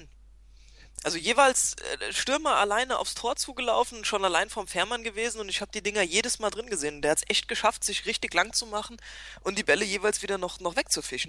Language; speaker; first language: German; native; German